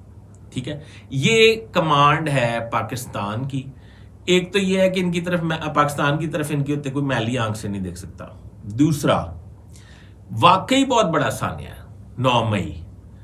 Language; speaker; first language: Urdu; native; Urdu